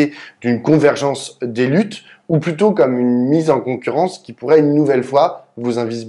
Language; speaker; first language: French; native; French